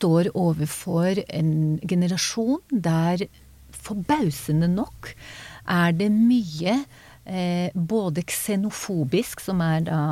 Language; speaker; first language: Norwegian; non-native, fluent; Hebrew